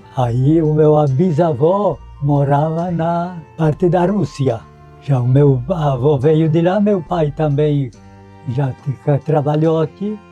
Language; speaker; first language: Portuguese; non-native, local second language; Polish